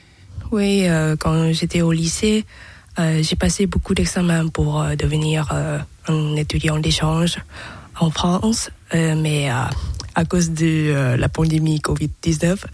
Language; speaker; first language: French; non-native, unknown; Thai